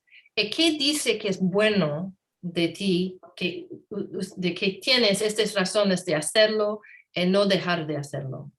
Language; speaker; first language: Spanish; non-native, learner; English